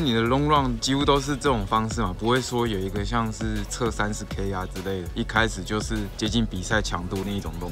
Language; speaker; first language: Chinese; native; Chinese